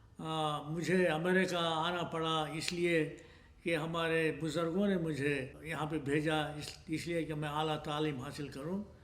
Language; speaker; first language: Urdu; native; Urdu